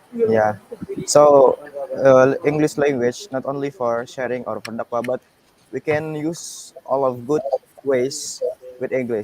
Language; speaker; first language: English; non-native, learner; Indonesian